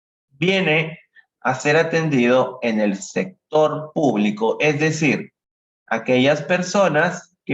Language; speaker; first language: Spanish; native; Spanish